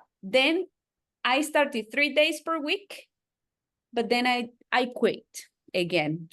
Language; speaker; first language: English; non-native, fluent; Spanish